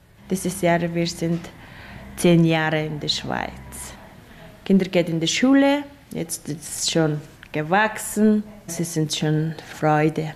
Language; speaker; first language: German; non-native, learner; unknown